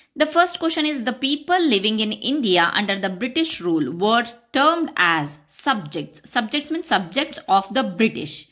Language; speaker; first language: English; non-native, local second language; Kannada